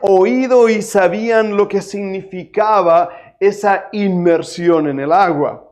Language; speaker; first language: Spanish; native; Spanish